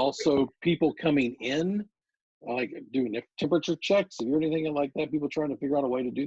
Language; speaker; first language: English; native; English